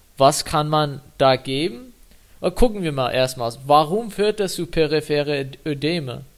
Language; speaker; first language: German; non-native, fluent; English